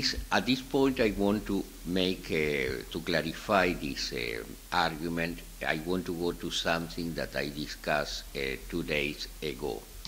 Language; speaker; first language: English; non-native, fluent; Spanish